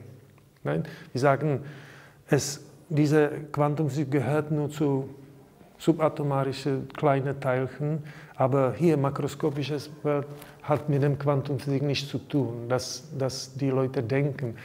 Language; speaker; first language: German; non-native, learner; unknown